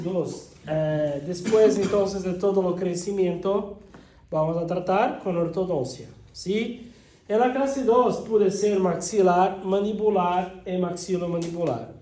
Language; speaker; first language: Spanish; non-native, fluent; Portuguese